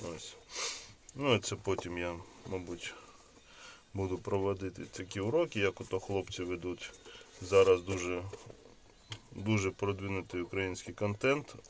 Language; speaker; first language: Ukrainian; non-native, local second language; Russian